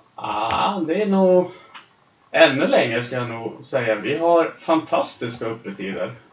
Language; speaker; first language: Swedish; native; Swedish